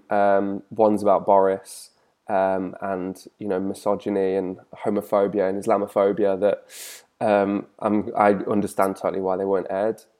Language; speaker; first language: English; native; English